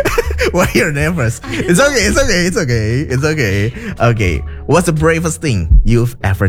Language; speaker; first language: English; non-native, fluent; Indonesian